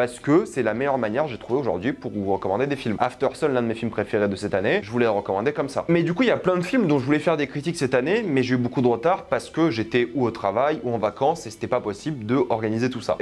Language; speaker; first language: French; native; French